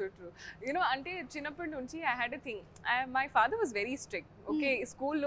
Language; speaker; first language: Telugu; non-native, learner; Hindi